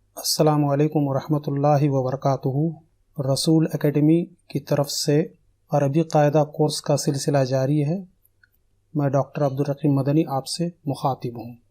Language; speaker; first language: Urdu; native; Urdu